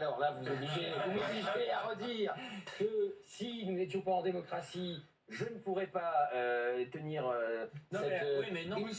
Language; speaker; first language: French; native; French